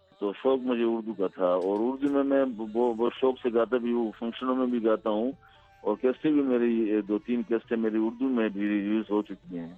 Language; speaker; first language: Urdu; non-native, local second language; Pashto